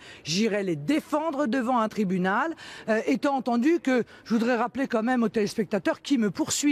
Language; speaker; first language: French; native; French